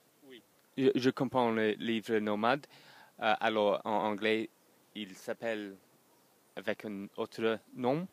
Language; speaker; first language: French; non-native, learner; English